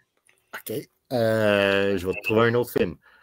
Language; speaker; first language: French; native; French